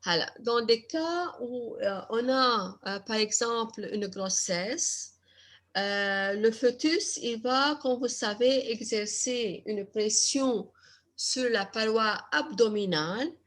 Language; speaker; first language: French; non-native, local second language; Arabic